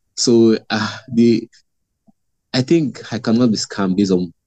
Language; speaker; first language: English; non-native, local second language; Igbo